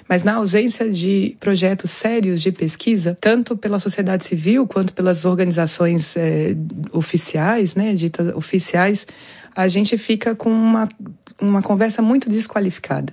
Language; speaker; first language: Portuguese; native; Portuguese